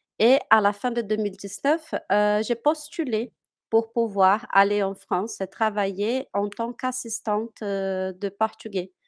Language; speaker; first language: French; non-native, fluent; Portuguese